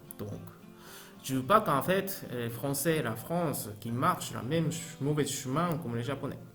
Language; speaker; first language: French; non-native, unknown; Japanese